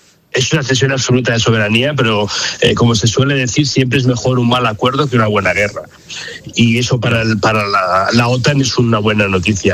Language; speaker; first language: Spanish; native; Spanish